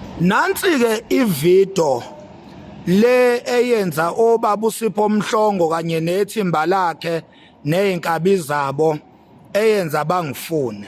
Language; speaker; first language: Zulu; native; Zulu